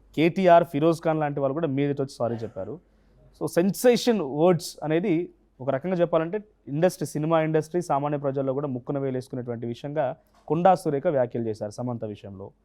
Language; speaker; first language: Telugu; native; Telugu